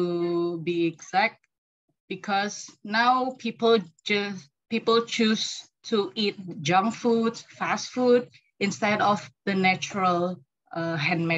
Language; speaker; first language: English; non-native, learner; Indonesian